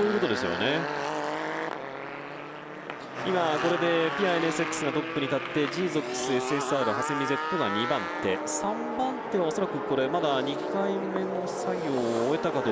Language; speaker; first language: Japanese; native; Japanese